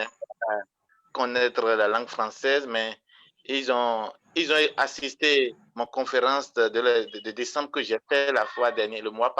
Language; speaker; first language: French; non-native, local second language; Fon